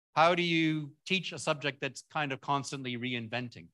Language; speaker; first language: English; native; English